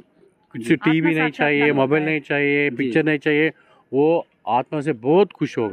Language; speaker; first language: Hindi; non-native, local second language; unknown